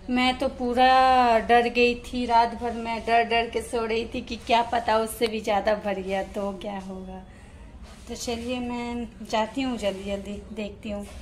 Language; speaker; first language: Hindi; non-native, local second language; Gujarati